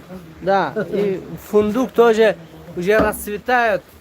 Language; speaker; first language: Russian; non-native, local second language; Tajik